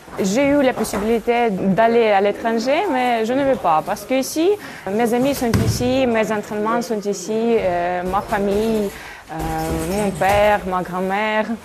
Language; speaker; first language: French; non-native, fluent; Ukrainian